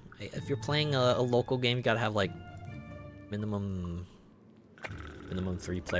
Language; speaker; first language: English; native; English